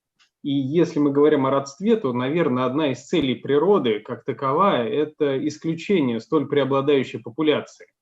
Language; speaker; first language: Russian; native; Russian